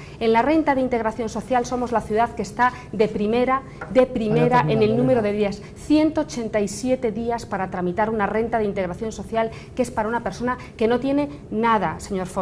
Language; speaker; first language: Spanish; native; Spanish